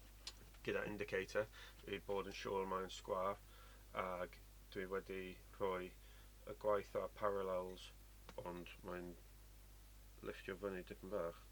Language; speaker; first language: Welsh; non-native, learner; English